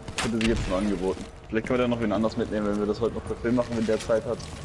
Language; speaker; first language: German; native; German